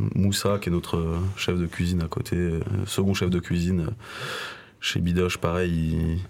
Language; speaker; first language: French; native; French